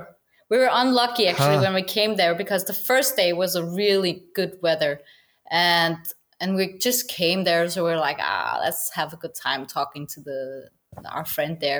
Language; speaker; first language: English; non-native, fluent; Danish